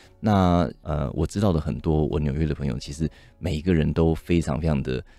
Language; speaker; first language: Chinese; native; Chinese